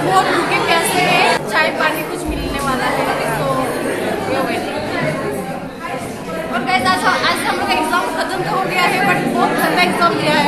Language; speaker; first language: Hindi; non-native, local second language; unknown